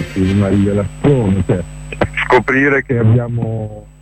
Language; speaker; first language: Italian; native; Italian